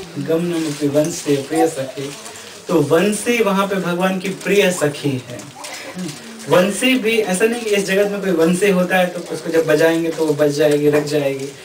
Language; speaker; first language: Hindi; native; Hindi